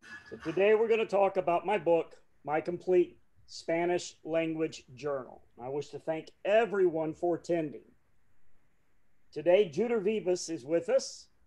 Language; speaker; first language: English; native; English